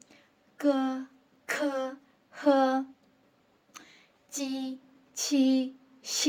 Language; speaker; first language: Chinese; non-native, fluent; Burmese